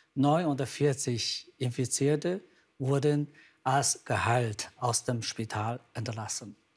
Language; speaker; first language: German; non-native, fluent; Chinese